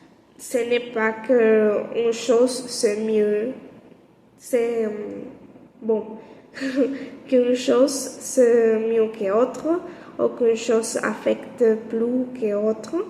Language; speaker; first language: French; non-native, learner; Spanish